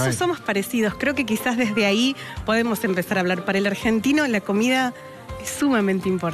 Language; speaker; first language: Spanish; native; Spanish